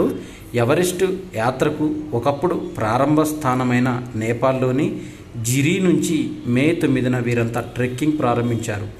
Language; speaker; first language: Telugu; native; Telugu